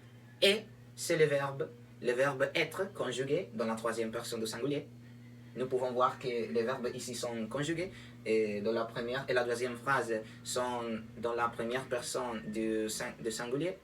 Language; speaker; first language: French; non-native, learner; Spanish